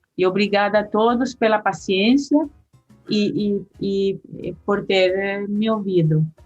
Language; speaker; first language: Portuguese; early bilingual, heritage; Portuguese